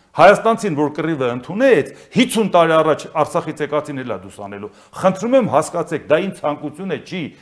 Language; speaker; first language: Armenian; native; Armenian